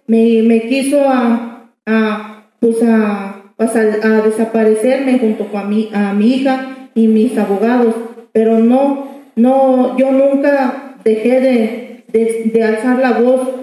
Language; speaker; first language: Spanish; non-native, fluent; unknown